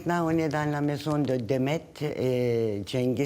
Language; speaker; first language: French; non-native, fluent; Turkish